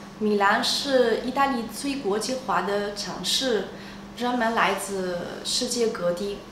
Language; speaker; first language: Chinese; non-native, fluent; Italian